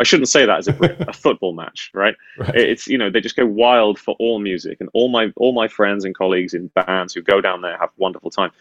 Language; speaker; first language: English; native; English